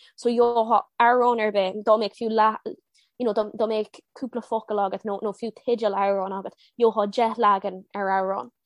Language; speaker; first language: Irish; non-native, local second language; English